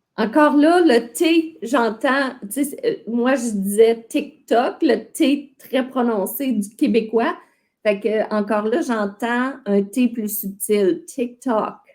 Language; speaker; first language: French; native; French